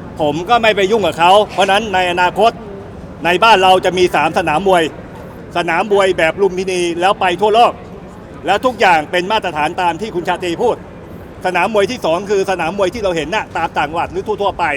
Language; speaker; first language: Thai; native; Thai